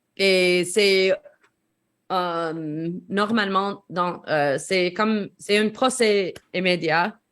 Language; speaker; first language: French; non-native, learner; English